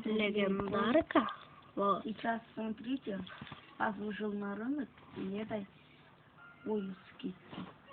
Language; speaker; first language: Russian; non-native, learner; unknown